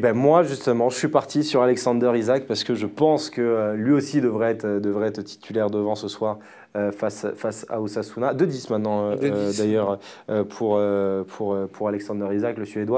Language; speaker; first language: French; native; French